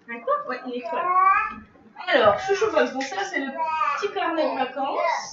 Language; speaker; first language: French; native; French